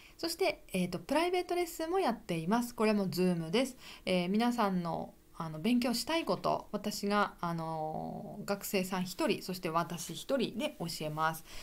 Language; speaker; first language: Japanese; native; Japanese